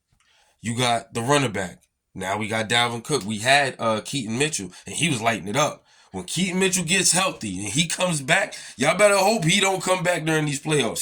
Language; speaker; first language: English; native; English